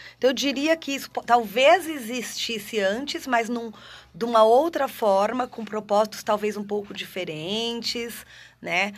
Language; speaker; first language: Portuguese; native; Portuguese